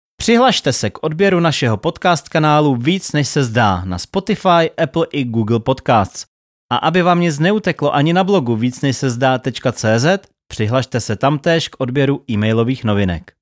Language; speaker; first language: Czech; native; Czech